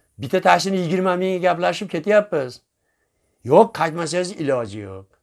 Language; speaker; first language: Uzbek; native; Uzbek